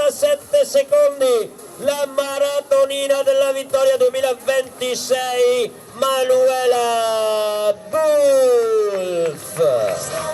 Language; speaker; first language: Italian; native; Italian